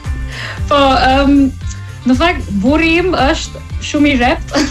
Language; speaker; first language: Albanian; non-native, learner; English